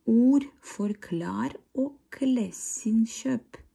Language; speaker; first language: Norwegian; non-native, fluent; Russian